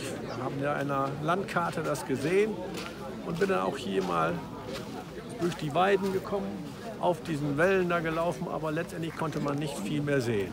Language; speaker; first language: German; native; German